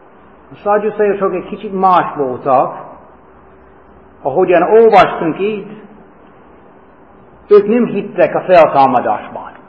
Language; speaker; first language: Hungarian; non-native, fluent; English